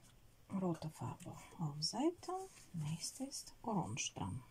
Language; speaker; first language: German; non-native, learner; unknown